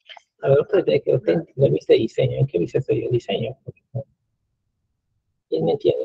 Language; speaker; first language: Spanish; native; Spanish